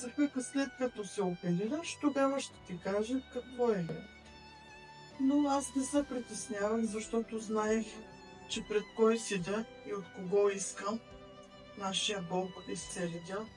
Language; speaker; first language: Bulgarian; non-native, local second language; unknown